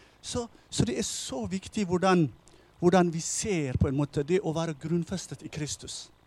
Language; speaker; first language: Norwegian; non-native, fluent; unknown